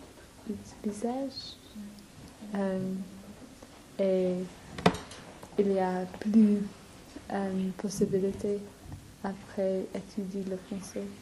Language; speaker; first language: French; non-native, learner; English